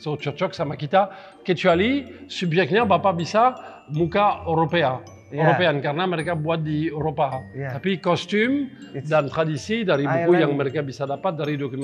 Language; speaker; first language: Indonesian; non-native, fluent; French